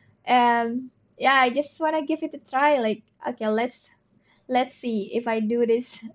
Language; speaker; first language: English; non-native, fluent; Indonesian